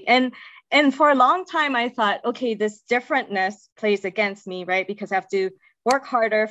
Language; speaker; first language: English; native; English